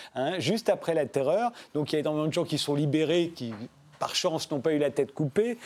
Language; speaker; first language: French; native; French